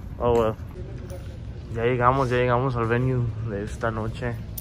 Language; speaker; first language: Spanish; early bilingual, heritage; Spanish